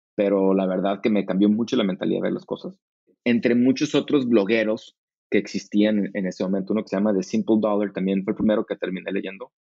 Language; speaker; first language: Spanish; native; Spanish